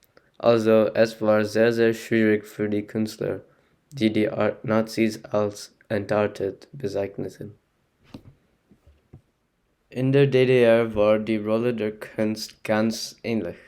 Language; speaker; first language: German; non-native, learner; English